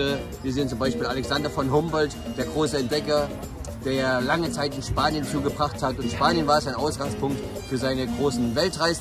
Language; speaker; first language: German; native; German